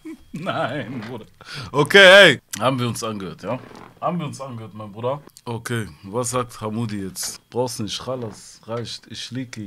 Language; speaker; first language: German; early bilingual, other home language; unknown